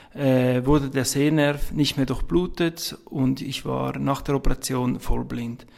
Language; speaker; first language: German; native; German